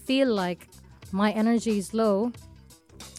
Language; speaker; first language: English; non-native, local second language; Cebuano